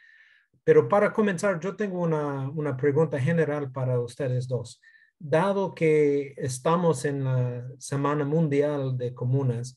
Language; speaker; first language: Spanish; non-native, fluent; English